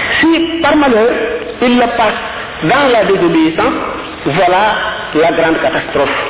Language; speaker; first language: French; non-native, local second language; Wolof